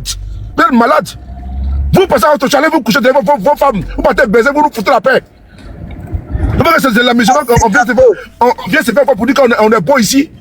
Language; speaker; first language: French; native; French